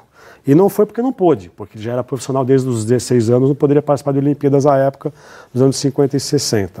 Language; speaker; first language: Portuguese; native; Portuguese